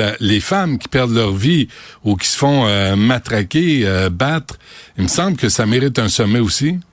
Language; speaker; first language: French; native; French